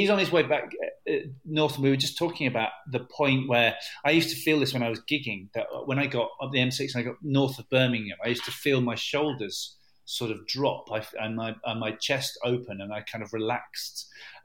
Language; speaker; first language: English; native; English